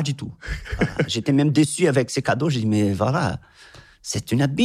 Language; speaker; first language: French; non-native, fluent; Portuguese